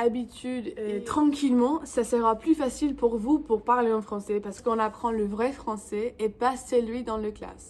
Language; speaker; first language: French; non-native, fluent; English